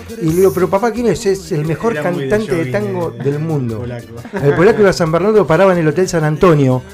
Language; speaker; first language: Spanish; native; Spanish